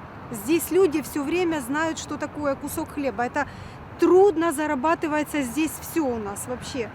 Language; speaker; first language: Russian; native; Russian